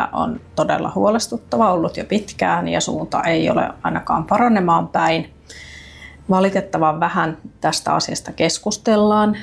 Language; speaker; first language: Finnish; native; Finnish